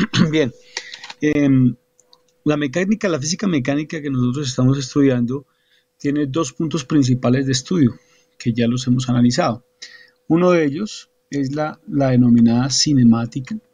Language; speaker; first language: Spanish; native; Spanish